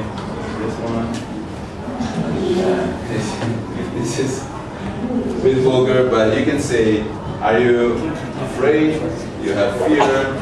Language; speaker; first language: English; non-native, learner; Italian